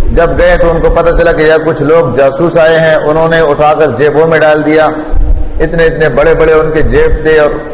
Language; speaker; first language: Urdu; non-native, local second language; Pashto